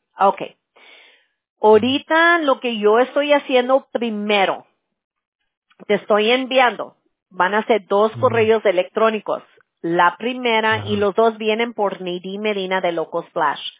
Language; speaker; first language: Spanish; early bilingual, heritage; English